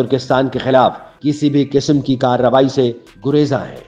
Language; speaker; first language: Urdu; native; Urdu